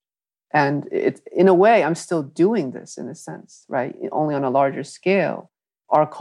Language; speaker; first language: English; early bilingual, other home language; Vietnamese